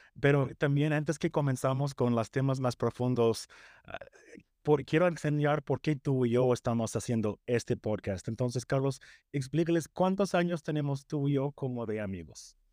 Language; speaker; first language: Spanish; non-native, fluent; English